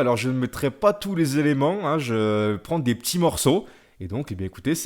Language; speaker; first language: French; native; French